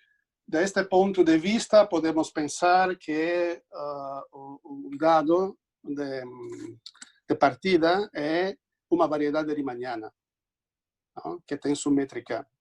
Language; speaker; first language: Portuguese; non-native, fluent; Italian